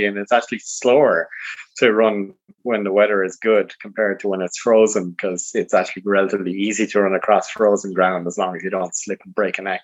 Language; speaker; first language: English; native; English